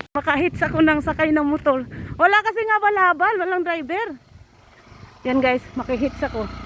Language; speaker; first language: Filipino; non-native, local second language; Cebuano